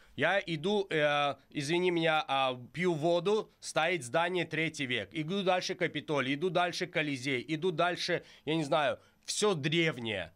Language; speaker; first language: Russian; non-native, local second language; Azerbaijani